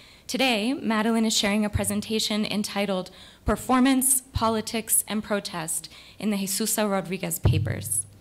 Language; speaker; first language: English; native; English